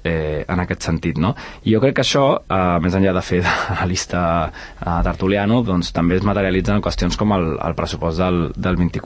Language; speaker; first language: Catalan; native; Catalan